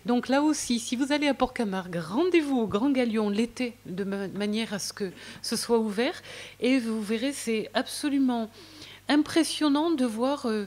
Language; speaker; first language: French; native; French